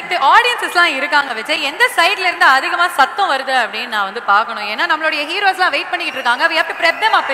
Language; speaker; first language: Tamil; native; Tamil